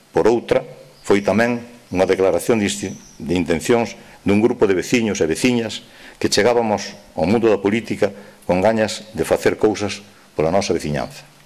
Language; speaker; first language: Galician; native; Galician